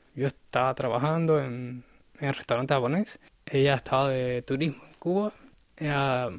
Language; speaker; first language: Spanish; native; Spanish